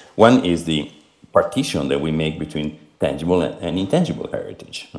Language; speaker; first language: English; non-native, fluent; Italian